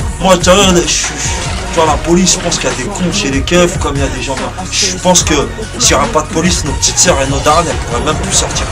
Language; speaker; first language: French; early bilingual, other home language; Arabic